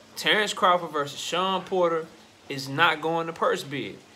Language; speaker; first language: English; native; English